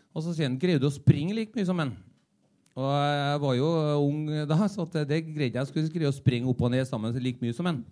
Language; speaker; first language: Norwegian; native; Norwegian